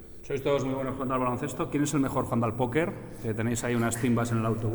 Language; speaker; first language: Spanish; native; Spanish